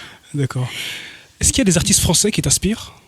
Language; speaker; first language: French; native; French